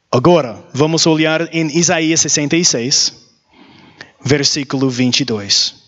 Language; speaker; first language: Portuguese; non-native, learner; English